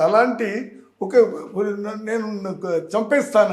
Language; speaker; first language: Telugu; non-native, learner; Tamil